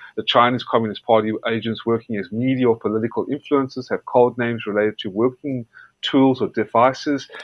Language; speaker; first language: English; native; English